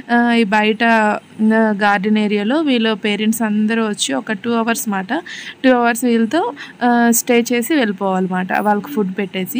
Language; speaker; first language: Telugu; native; Telugu